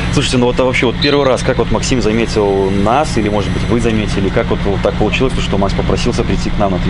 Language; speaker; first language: Russian; native; Russian